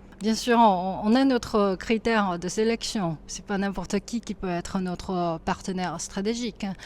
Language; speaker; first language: French; non-native, fluent; Chinese